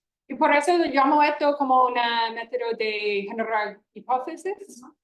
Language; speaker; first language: Spanish; non-native, fluent; English